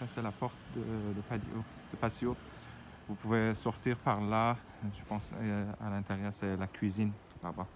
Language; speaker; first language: French; non-native, fluent; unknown